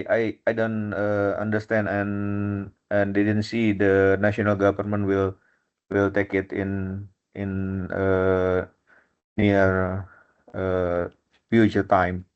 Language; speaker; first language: English; non-native, fluent; Indonesian